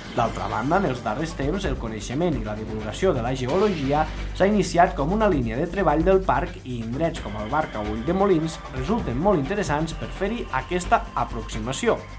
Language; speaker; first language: Catalan; native; Catalan